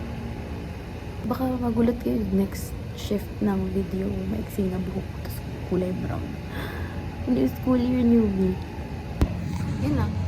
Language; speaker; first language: Filipino; native; Filipino